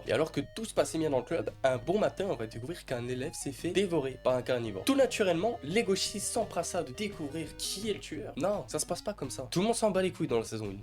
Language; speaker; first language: French; native; French